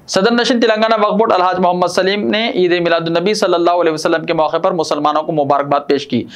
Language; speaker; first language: Urdu; native; Urdu